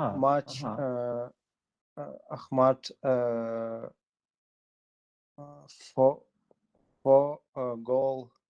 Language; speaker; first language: English; non-native, learner; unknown